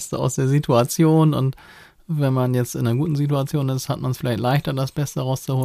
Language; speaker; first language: German; native; German